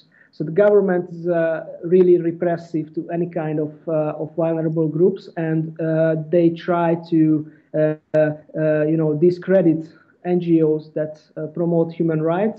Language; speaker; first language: English; non-native, fluent; Hungarian